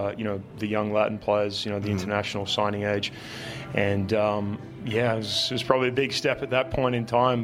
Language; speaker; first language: English; native; English